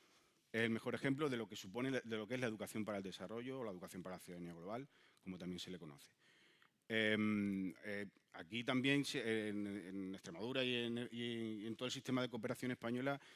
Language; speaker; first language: Spanish; native; Spanish